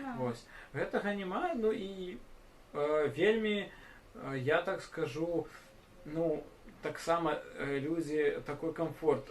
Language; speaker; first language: Belarusian; non-native, local second language; Russian